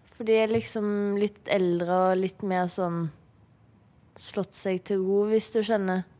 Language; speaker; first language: Norwegian; native; Norwegian